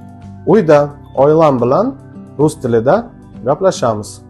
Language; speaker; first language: Uzbek; non-native, local second language; Russian